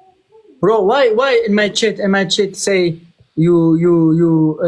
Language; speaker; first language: English; non-native, learner; Arabic